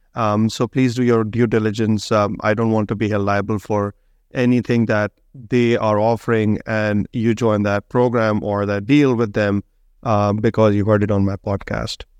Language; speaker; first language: English; non-native, local second language; Hindi